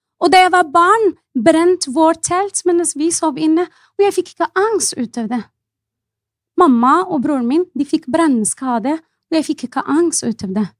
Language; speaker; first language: Norwegian; non-native, fluent; Arabic